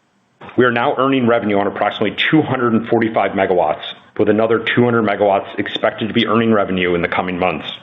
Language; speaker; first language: English; native; English